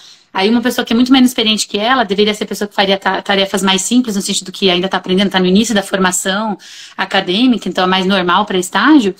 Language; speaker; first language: Portuguese; native; Portuguese